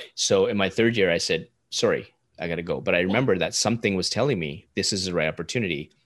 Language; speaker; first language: English; early bilingual, other home language; Hindi